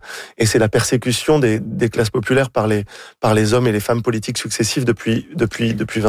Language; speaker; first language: French; native; French